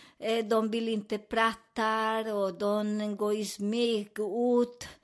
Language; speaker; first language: Swedish; non-native, fluent; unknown